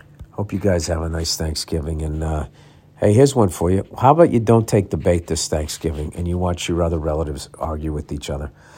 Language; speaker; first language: English; native; English